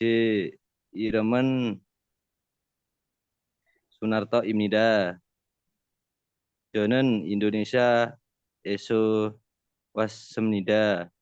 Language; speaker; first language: Korean; non-native, learner; Indonesian